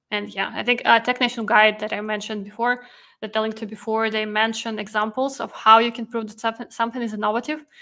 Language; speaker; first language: English; non-native, fluent; Russian